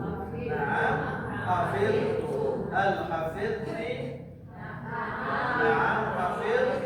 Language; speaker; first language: Arabic; non-native, fluent; Indonesian